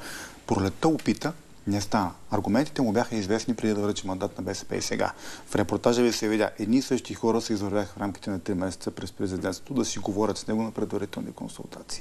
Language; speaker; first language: Bulgarian; native; Bulgarian